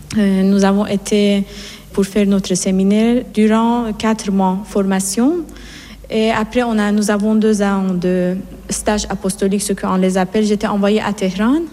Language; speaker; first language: French; non-native, fluent; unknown